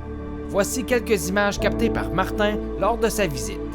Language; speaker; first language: French; native; French